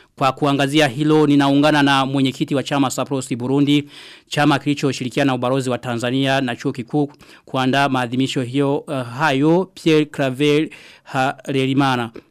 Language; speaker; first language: Swahili; non-native, local second language; Rundi